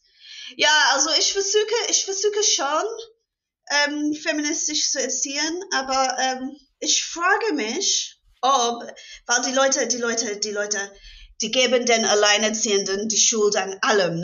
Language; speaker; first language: German; non-native, fluent; English